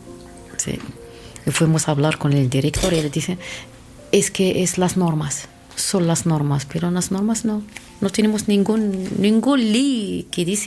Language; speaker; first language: Spanish; non-native, learner; Arabic